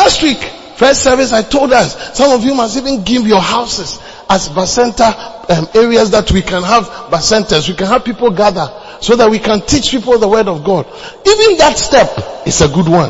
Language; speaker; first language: English; non-native, local second language; Akan